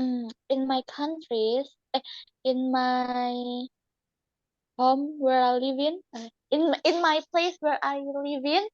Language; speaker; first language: English; non-native, learner; Indonesian